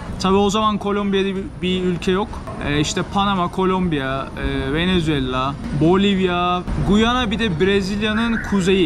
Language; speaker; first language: Turkish; native; Turkish